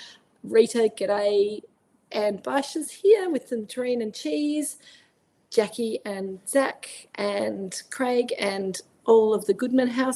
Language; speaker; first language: English; native; English